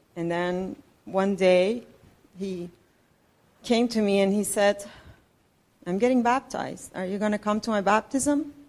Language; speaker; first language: English; non-native, fluent; Persian